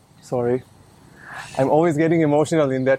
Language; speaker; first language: English; non-native, fluent; Hebrew